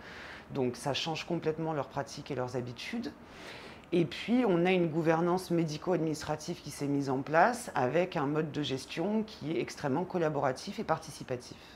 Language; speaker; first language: French; native; French